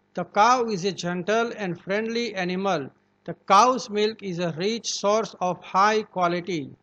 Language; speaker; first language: English; non-native, local second language; Gujarati